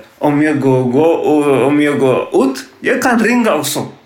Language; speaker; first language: Swedish; non-native, learner; Tigrinya